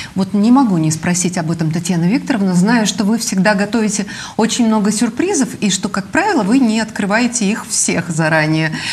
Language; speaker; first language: Russian; native; Russian